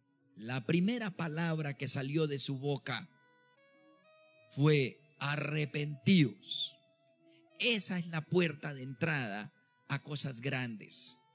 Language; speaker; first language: Spanish; native; Spanish